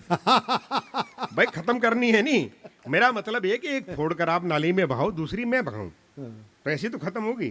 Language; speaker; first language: Hindi; non-native, local second language; Punjabi